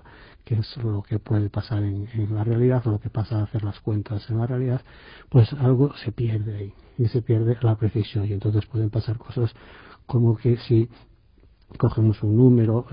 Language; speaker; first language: Spanish; native; Spanish